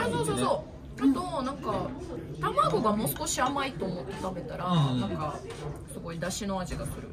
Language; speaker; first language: Japanese; non-native, fluent; Russian